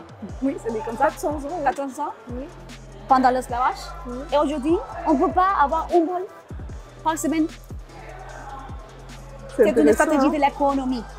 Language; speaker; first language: French; non-native, learner; Spanish